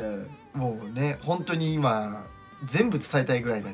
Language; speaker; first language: Japanese; native; Japanese